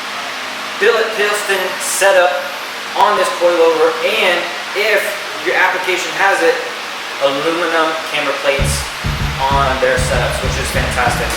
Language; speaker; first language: English; native; English